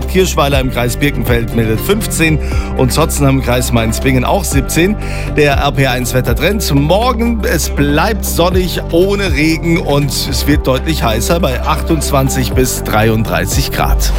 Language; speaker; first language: German; native; German